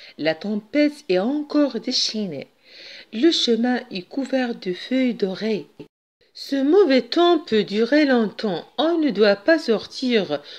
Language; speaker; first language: French; non-native, local second language; Arabic